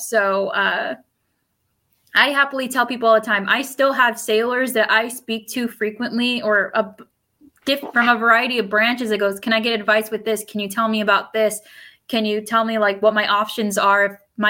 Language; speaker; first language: English; early bilingual, other home language; Spanish